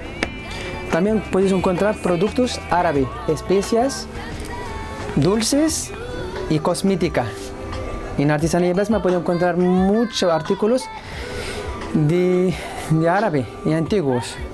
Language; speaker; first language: Spanish; non-native, fluent; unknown